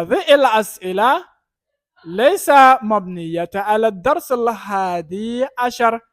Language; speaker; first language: Arabic; non-native, fluent; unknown